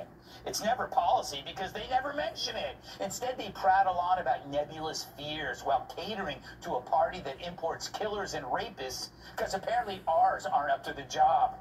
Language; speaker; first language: English; native; English